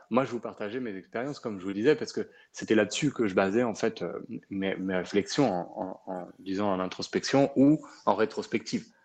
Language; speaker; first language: French; early bilingual, other home language; Arabic